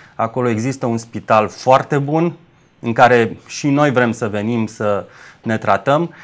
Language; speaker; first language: Romanian; native; Romanian